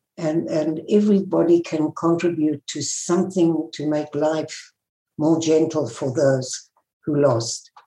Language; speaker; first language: English; native; English